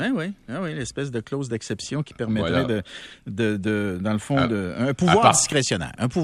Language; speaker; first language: French; native; French